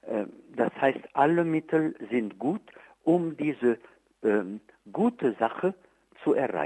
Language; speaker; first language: German; non-native, fluent; Arabic